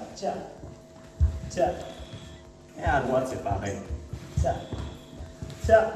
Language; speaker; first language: French; non-native, learner; Latvian